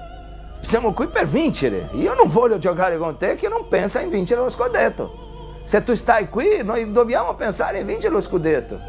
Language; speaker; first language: Italian; non-native, fluent; Portuguese